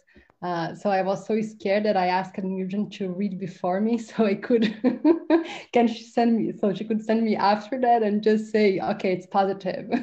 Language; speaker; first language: English; non-native, fluent; Portuguese